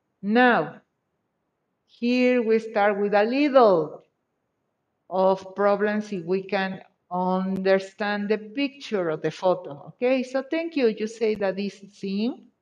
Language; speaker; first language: English; non-native, fluent; Spanish